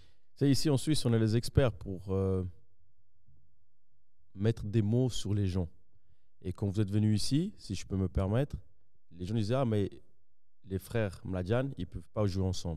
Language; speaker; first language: French; native; French